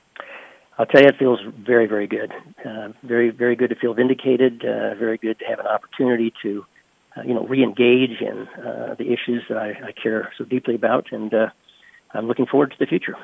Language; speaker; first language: English; native; English